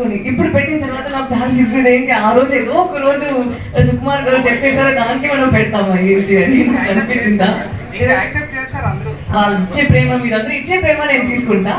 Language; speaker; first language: Telugu; non-native, local second language; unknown